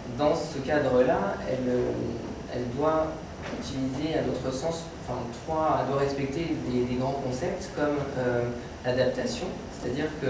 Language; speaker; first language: French; native; French